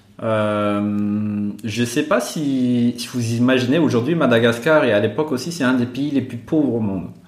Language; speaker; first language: French; non-native, local second language; Malagasy